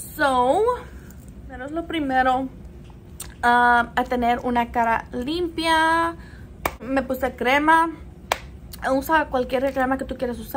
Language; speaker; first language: Spanish; early bilingual, other home language; English